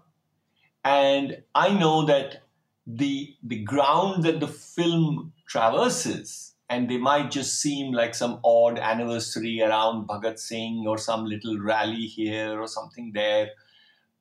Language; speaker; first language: English; non-native, local second language; Hindi